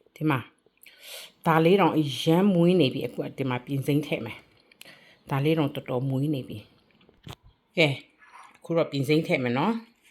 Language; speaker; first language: Burmese; non-native, local second language; Kachin